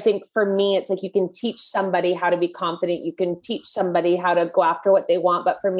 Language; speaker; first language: English; native; English